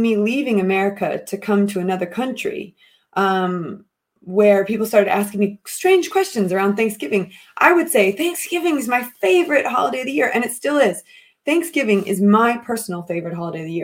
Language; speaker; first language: English; native; English